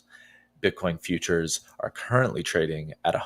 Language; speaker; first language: English; native; English